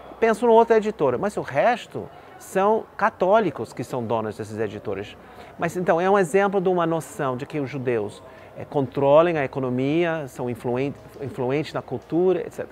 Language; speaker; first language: Portuguese; non-native, fluent; English